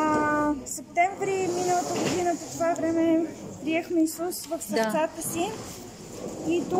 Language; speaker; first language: Bulgarian; native; Bulgarian